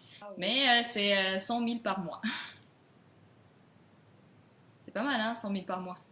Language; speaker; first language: French; non-native, fluent; Russian